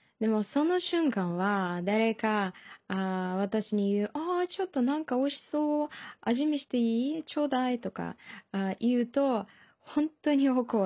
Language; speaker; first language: Japanese; non-native, learner; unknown